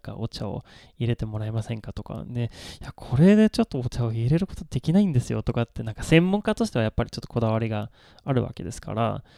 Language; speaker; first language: Japanese; non-native, fluent; Swedish